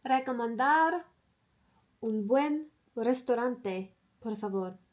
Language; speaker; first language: Spanish; non-native, learner; English